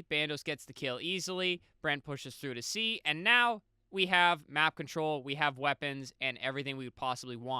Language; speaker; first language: English; native; English